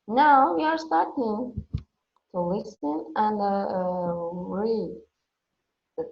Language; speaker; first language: English; non-native, fluent; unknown